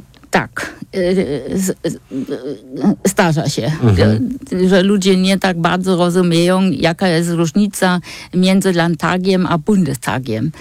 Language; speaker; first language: Polish; non-native, fluent; German